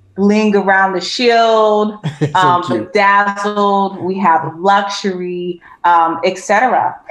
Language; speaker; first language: English; native; English